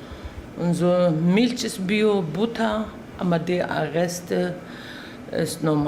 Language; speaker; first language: German; non-native, learner; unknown